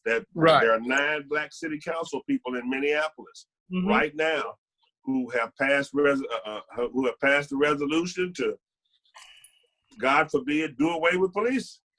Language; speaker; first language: English; native; English